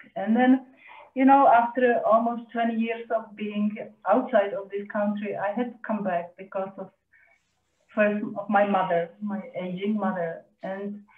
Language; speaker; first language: English; non-native, fluent; Czech